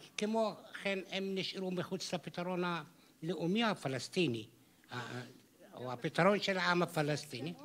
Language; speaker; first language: Hebrew; non-native, local second language; Arabic